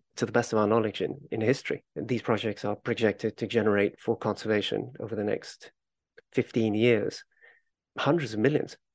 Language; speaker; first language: English; native; English